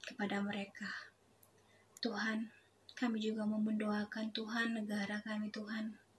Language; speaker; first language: Indonesian; native; Indonesian